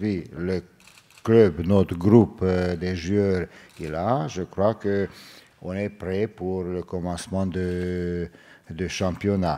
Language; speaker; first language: French; non-native, fluent; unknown